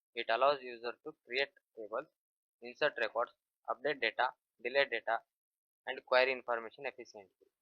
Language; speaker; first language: English; non-native, local second language; Kannada